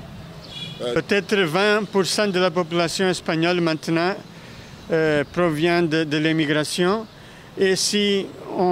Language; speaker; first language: French; non-native, fluent; Spanish